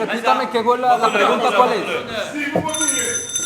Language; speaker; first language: Spanish; native; Spanish